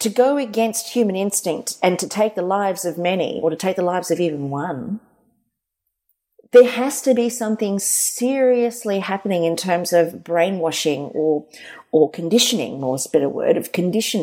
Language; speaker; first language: English; native; English